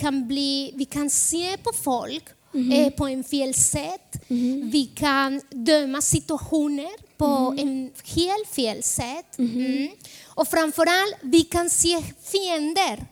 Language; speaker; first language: Swedish; non-native, fluent; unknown